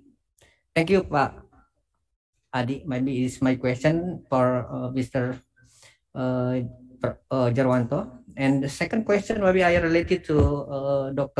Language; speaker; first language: English; non-native, learner; Indonesian